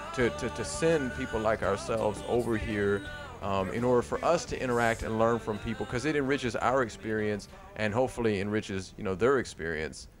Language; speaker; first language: English; native; English